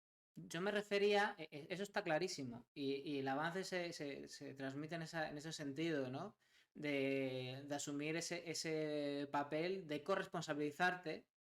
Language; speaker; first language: Spanish; native; Spanish